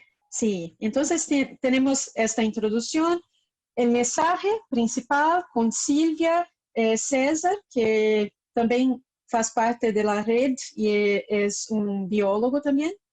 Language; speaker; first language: Spanish; non-native, fluent; Portuguese